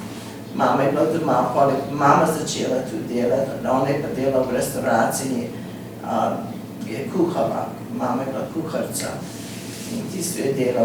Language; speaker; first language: Slovenian; early bilingual, heritage; Slovenian